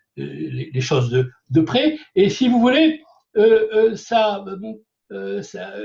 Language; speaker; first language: French; native; French